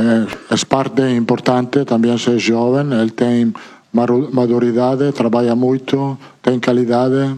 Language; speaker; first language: Portuguese; non-native, fluent; Italian